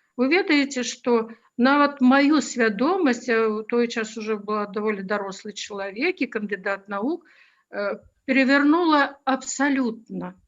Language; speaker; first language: Belarusian; non-native, local second language; Russian